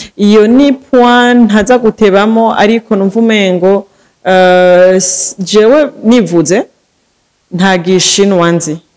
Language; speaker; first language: Rundi; native; Rundi